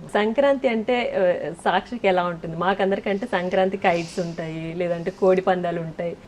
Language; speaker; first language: Telugu; native; Telugu